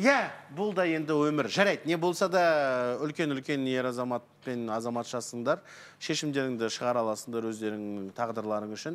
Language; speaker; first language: Kazakh; native; Kazakh